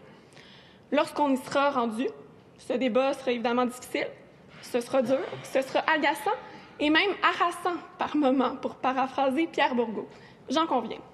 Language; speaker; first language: French; native; French